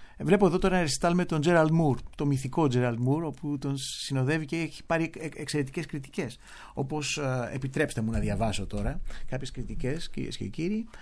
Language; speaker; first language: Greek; native; Greek